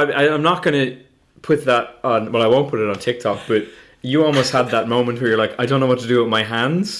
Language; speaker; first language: English; native; English